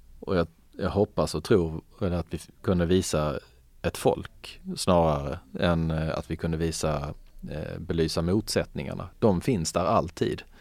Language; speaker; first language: Swedish; early bilingual, other home language; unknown